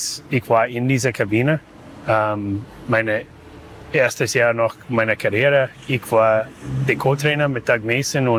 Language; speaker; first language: German; non-native, learner; English